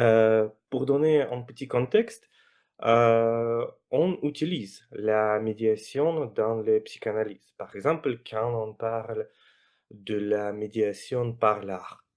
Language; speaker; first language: French; non-native, fluent; Russian